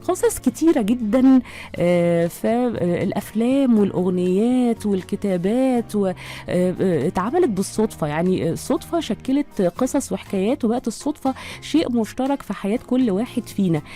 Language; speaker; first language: Arabic; native; Arabic